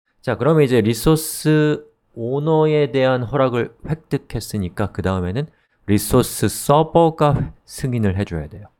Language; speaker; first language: Korean; native; Korean